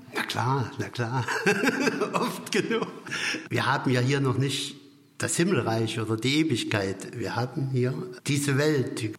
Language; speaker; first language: German; native; German